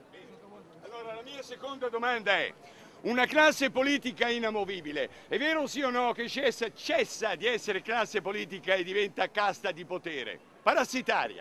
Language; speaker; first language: Italian; native; Italian